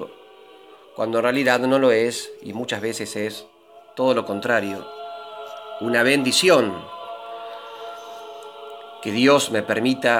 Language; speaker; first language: Spanish; native; Spanish